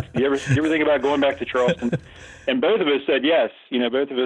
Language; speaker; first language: English; native; English